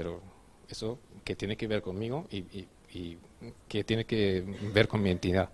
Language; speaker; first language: Spanish; non-native, fluent; German